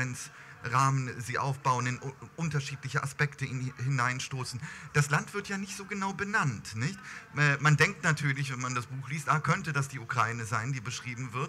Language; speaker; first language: German; native; German